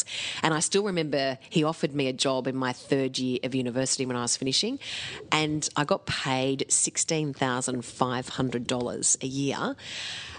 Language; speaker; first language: English; native; English